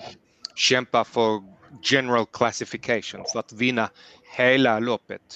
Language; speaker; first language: Swedish; early bilingual, heritage; Swedish